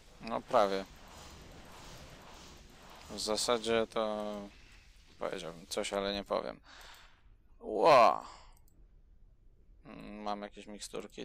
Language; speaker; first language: Polish; native; Polish